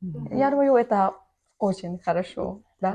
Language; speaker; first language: Russian; non-native, learner; Vietnamese